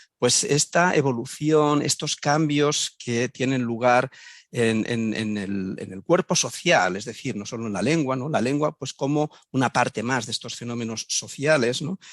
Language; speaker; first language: Spanish; native; Spanish